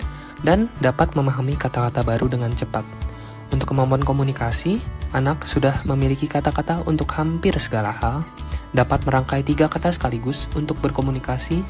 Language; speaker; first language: Indonesian; native; Indonesian